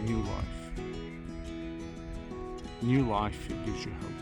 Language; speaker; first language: English; native; English